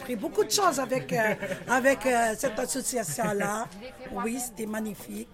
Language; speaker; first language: French; non-native, learner; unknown